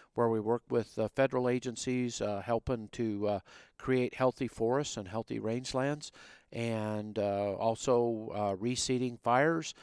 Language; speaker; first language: English; native; English